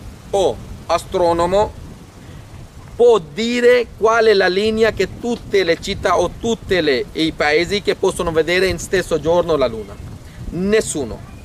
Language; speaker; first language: Italian; non-native, fluent; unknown